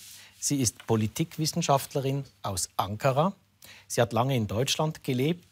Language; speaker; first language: German; native; German